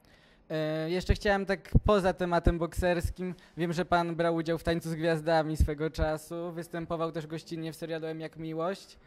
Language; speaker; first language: Polish; native; Polish